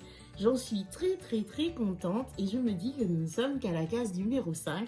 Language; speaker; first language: French; native; French